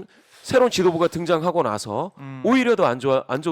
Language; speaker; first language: Korean; native; Korean